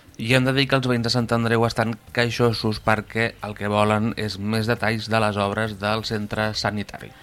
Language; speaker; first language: Catalan; native; Catalan